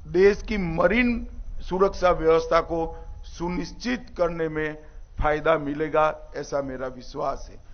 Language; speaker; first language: Hindi; non-native, local second language; Gujarati